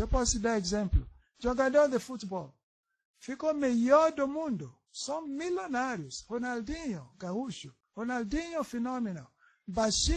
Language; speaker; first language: Portuguese; non-native, learner; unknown